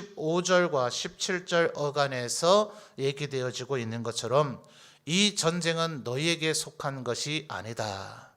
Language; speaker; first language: Korean; native; Korean